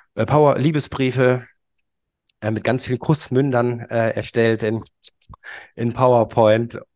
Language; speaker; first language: German; native; German